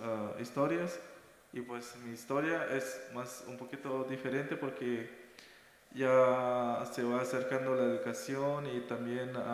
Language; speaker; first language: Spanish; non-native, local second language; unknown